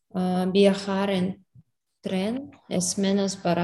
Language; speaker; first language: Spanish; non-native, learner; English